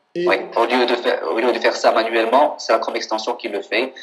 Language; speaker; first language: French; non-native, local second language; Arabic